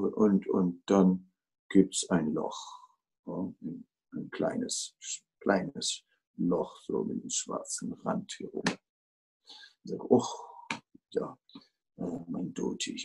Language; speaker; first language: German; non-native, fluent; Dutch